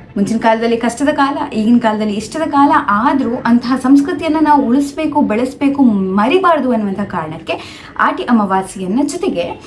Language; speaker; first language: Kannada; non-native, local second language; Tulu